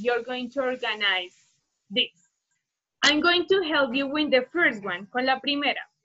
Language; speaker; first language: English; non-native, fluent; Spanish